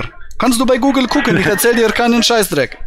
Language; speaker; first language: German; native; German